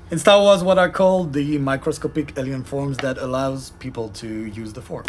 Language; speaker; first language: English; non-native, fluent; French